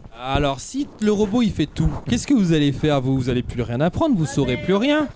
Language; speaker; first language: French; native; French